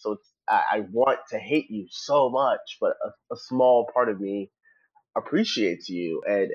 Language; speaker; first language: English; native; English